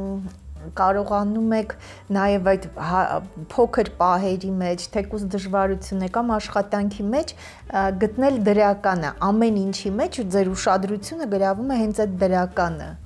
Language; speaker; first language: Armenian; native; Armenian